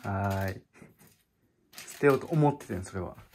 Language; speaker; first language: Japanese; native; Japanese